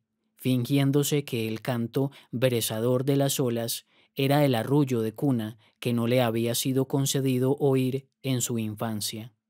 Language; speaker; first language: Spanish; native; Spanish